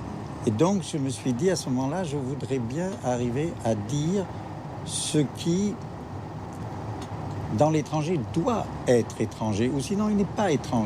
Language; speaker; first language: French; native; French